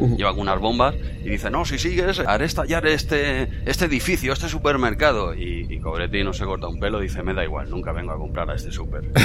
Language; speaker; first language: Spanish; native; Spanish